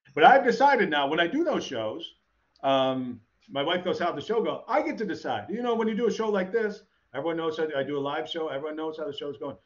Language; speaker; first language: English; native; English